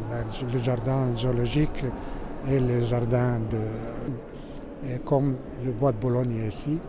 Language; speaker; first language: French; non-native, fluent; Arabic